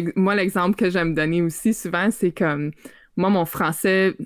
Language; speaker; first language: French; native; French